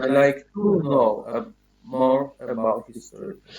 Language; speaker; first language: English; non-native, learner; Polish